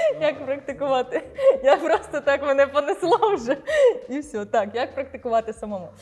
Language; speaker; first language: Ukrainian; non-native, local second language; Russian